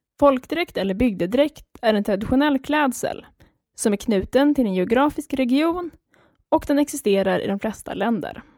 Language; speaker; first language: Swedish; native; Swedish